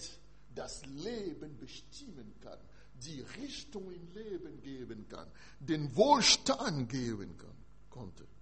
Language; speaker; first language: German; non-native, learner; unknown